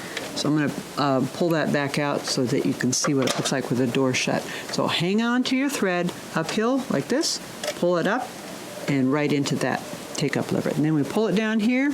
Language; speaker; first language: English; native; English